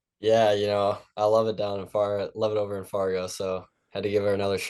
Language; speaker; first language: English; native; English